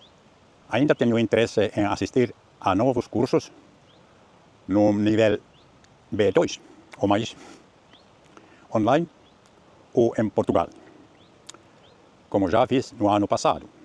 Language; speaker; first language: Portuguese; non-native, learner; Finnish